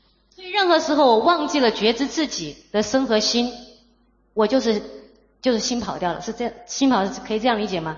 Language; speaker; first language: Chinese; native; Chinese